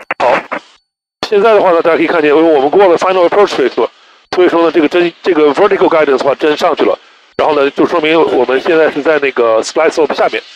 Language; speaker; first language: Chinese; native; Chinese